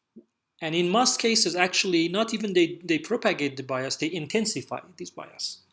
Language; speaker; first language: English; non-native, fluent; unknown